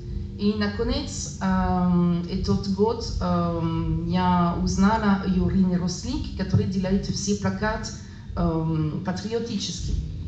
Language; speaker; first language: Russian; non-native, learner; French